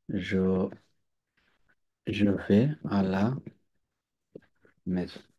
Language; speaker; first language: French; non-native, fluent; Bangla